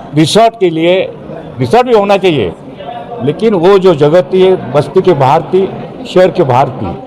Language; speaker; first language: Hindi; non-native, local second language; Marathi